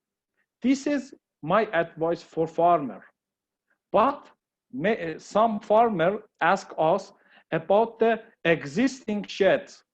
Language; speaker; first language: English; non-native, learner; Persian